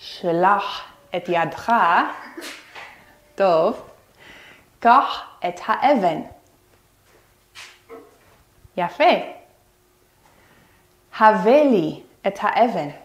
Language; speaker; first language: Hebrew; non-native, fluent; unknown